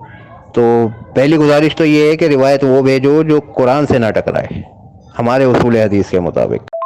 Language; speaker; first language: Urdu; native; Urdu